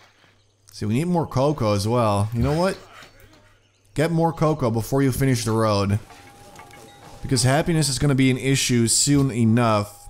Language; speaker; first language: English; native; English